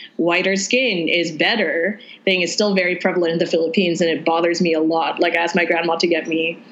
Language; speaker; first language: English; early bilingual, other home language; Cebuano